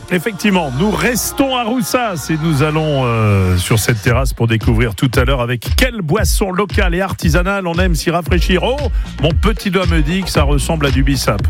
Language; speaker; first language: French; native; French